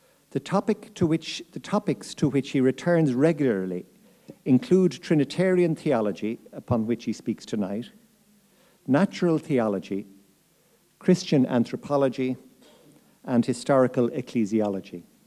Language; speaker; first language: English; native; English